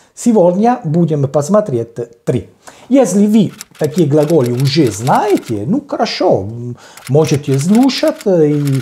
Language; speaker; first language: Russian; non-native, learner; Italian